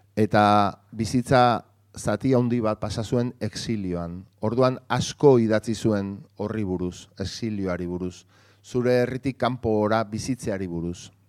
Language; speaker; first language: Basque; non-native, local second language; Spanish